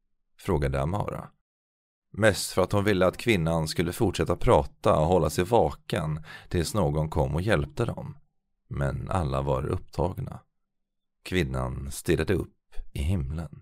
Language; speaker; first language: Swedish; native; Swedish